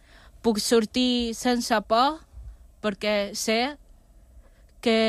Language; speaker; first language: Catalan; non-native, local second language; Spanish